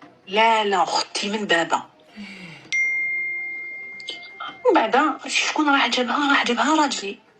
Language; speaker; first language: Arabic; native; Arabic